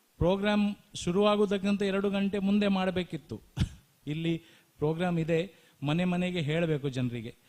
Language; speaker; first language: Kannada; non-native, local second language; Tulu